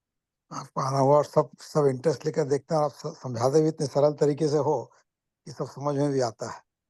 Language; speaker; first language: Hindi; native; Hindi